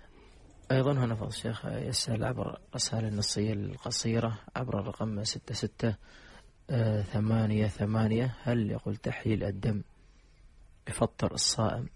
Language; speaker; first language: Arabic; native; Arabic